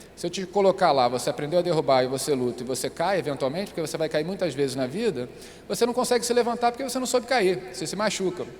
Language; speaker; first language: Portuguese; native; Portuguese